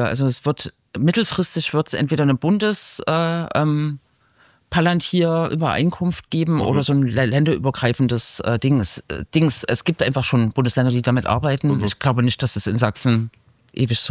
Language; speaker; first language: German; native; German